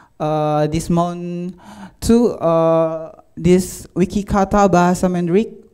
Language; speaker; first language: English; non-native, learner; Indonesian